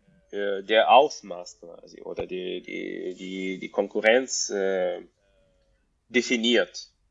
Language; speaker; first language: German; non-native, fluent; Russian